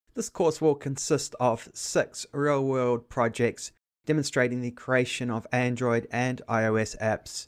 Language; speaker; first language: English; native; English